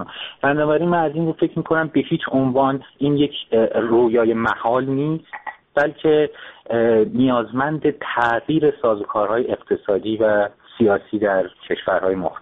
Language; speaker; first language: Persian; native; Persian